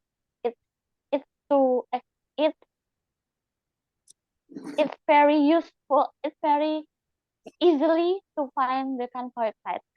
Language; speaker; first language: English; non-native, learner; Indonesian